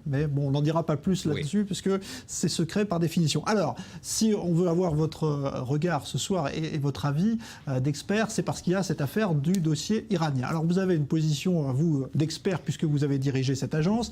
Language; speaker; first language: French; native; French